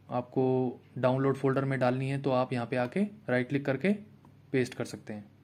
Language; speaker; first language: Hindi; native; Hindi